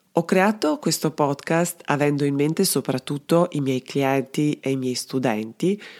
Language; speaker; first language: Italian; non-native, fluent; Serbian